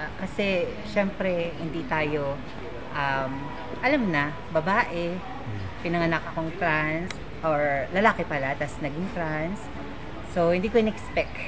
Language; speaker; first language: Filipino; native; Filipino